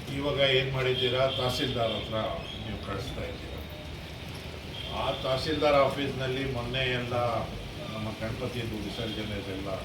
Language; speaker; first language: Kannada; non-native, local second language; Urdu